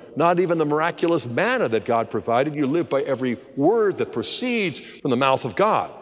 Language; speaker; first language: English; native; English